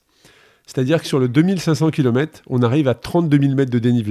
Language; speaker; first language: French; native; French